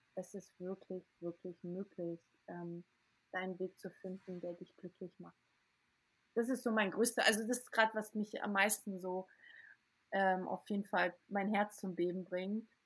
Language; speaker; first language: German; early bilingual, other home language; Portuguese